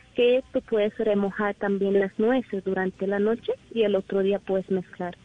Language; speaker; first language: Spanish; non-native, learner; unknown